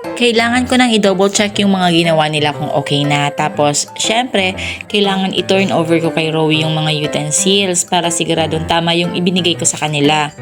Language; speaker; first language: Filipino; non-native, local second language; Bikol